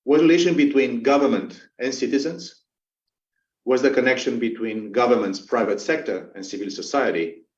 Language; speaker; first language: English; non-native, fluent; Romanian